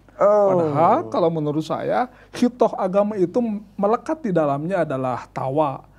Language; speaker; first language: Indonesian; native; Indonesian